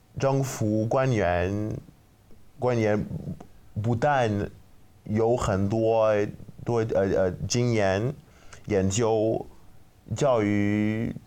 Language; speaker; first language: Chinese; non-native, learner; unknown